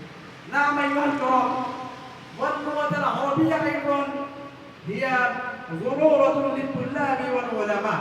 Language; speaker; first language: Arabic; non-native, fluent; Bangla